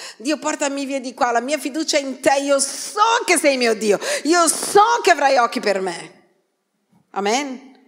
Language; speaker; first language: Italian; non-native, fluent; Portuguese